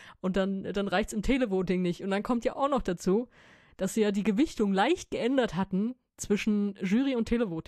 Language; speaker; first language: German; native; German